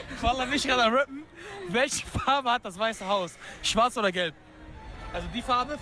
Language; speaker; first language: German; native; German